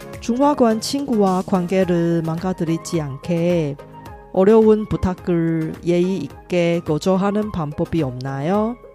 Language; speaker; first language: Korean; non-native, fluent; Chinese